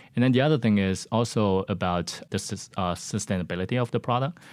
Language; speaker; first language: English; non-native, fluent; Chinese